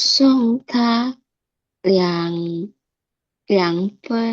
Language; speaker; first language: Chinese; non-native, learner; Indonesian